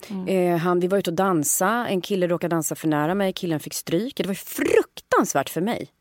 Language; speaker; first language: Swedish; native; Swedish